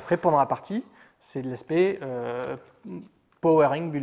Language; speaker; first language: French; native; French